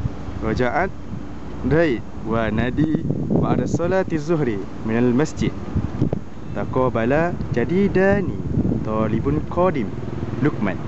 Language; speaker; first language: Arabic; non-native, learner; Malay